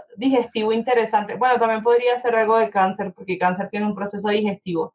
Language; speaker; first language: Spanish; native; Spanish